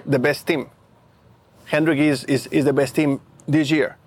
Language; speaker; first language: English; non-native, fluent; Spanish